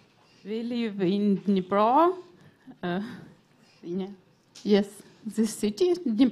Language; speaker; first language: English; non-native, learner; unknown